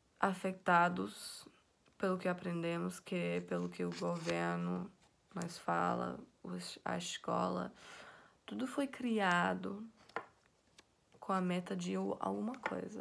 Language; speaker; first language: Portuguese; non-native, fluent; English